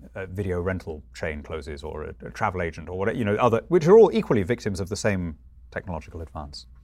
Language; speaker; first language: English; native; English